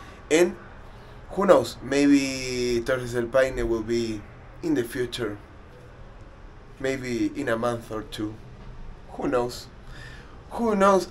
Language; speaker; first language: English; non-native, fluent; Spanish